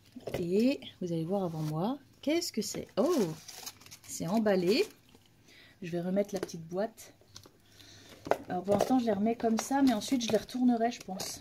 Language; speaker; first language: French; native; French